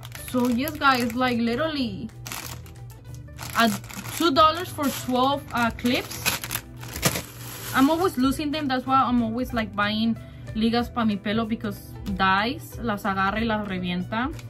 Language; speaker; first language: English; early bilingual, other home language; Spanish